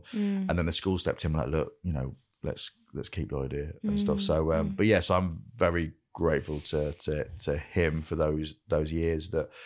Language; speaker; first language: English; native; English